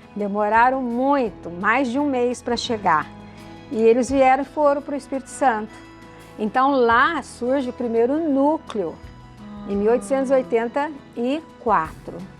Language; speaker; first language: Portuguese; early bilingual, other home language; Italian